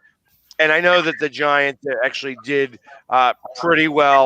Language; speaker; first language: English; native; English